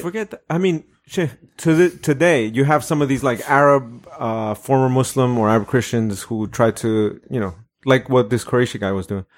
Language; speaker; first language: English; native; English